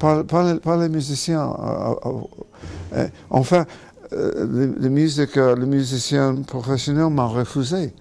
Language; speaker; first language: French; non-native, learner; English